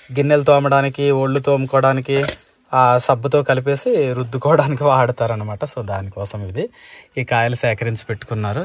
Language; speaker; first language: Telugu; native; Telugu